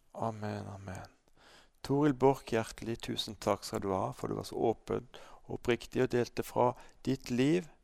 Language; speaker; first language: Norwegian; native; Norwegian